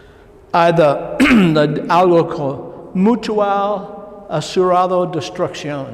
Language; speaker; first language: Spanish; non-native, learner; English